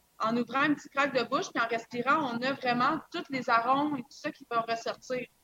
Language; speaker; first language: French; native; French